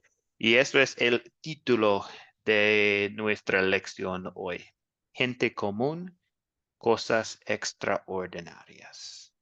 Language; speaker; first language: Spanish; non-native, fluent; English